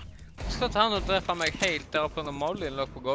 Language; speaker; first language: Norwegian; early bilingual, other home language; Polish